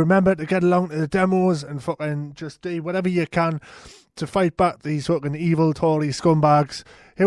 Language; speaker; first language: English; native; English